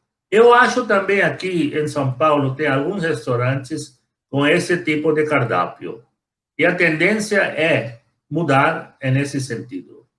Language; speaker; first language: Portuguese; non-native, fluent; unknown